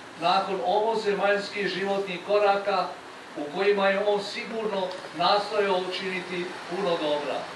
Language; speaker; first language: Croatian; native; Croatian